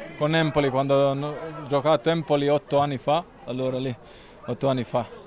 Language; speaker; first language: Italian; non-native, fluent; Croatian